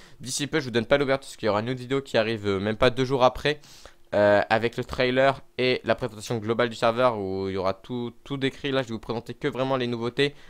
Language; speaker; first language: French; native; French